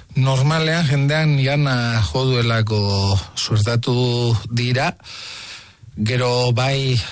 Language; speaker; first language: Basque; native; Basque